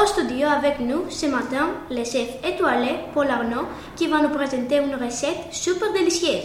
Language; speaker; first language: French; non-native, learner; Greek